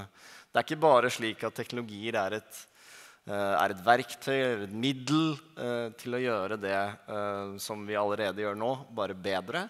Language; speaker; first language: Norwegian; native; Norwegian